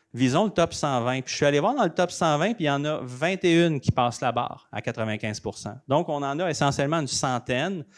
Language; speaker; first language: French; native; French